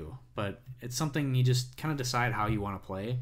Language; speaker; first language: English; native; English